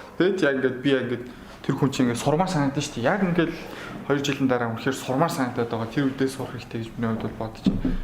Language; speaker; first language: Mongolian; native; Mongolian